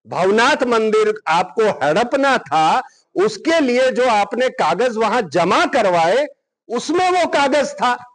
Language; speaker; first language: Hindi; non-native, local second language; Gujarati